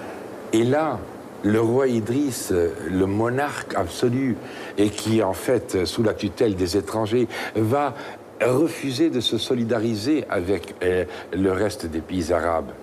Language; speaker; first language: French; native; French